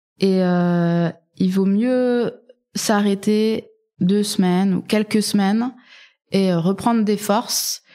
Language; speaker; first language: French; native; French